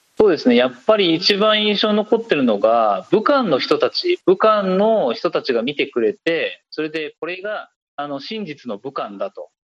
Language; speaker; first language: Japanese; native; Japanese